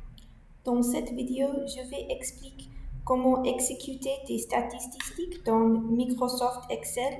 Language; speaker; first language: French; non-native, learner; English